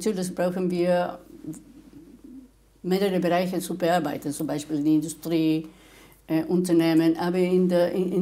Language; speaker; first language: German; non-native, fluent; Spanish